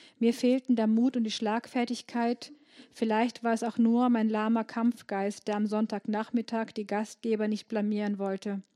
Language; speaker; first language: German; early bilingual, other home language; Turkish